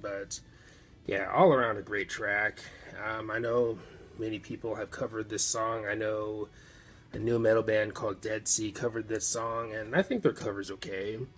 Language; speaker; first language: English; native; English